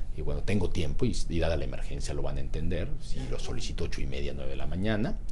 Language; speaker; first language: Spanish; native; Spanish